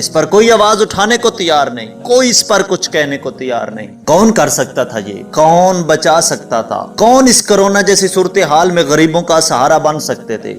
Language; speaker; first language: Urdu; native; Urdu